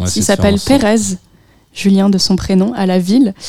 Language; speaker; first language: French; native; French